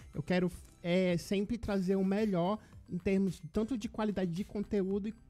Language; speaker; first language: Portuguese; native; Portuguese